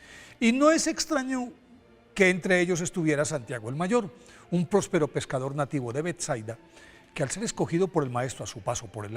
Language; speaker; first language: Spanish; native; Spanish